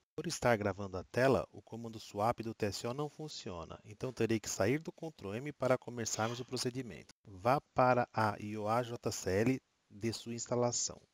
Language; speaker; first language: Portuguese; native; Portuguese